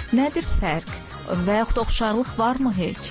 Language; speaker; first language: Azerbaijani; native; Azerbaijani